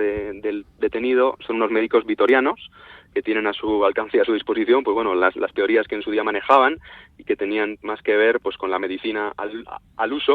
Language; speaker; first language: Spanish; native; Spanish